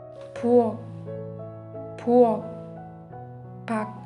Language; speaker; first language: Korean; native; Korean